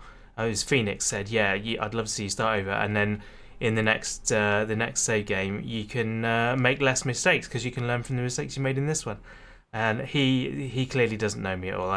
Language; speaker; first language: English; native; English